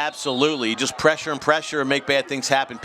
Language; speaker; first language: English; native; English